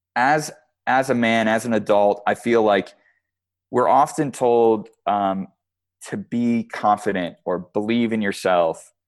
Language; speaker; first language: English; native; English